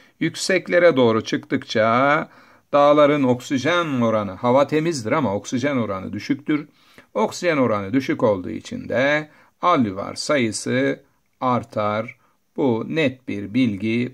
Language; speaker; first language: Turkish; native; Turkish